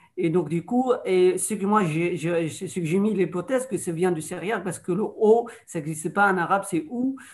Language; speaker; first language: French; non-native, fluent; Arabic